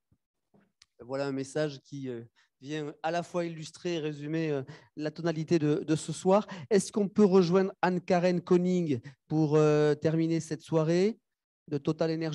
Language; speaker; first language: French; native; French